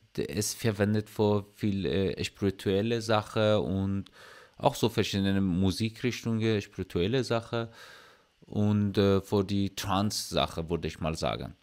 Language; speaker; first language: German; non-native, learner; Persian